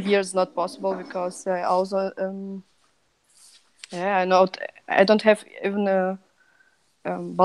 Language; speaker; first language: English; non-native, fluent; Russian